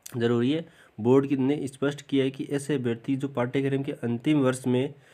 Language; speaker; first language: Hindi; native; Hindi